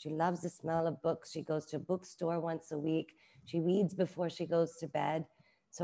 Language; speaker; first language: English; native; English